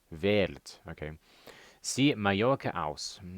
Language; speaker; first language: German; non-native, learner; English